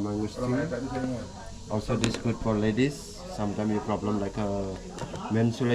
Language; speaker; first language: English; non-native, learner; Indonesian